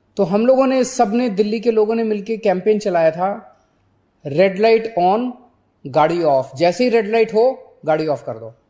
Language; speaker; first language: Hindi; native; Hindi